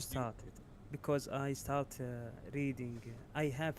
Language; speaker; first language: English; non-native, learner; Arabic